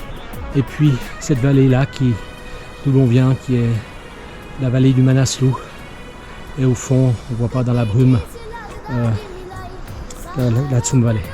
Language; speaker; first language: French; native; French